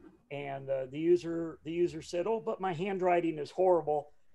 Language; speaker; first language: English; native; English